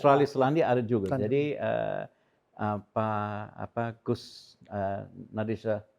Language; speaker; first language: Indonesian; non-native, fluent; English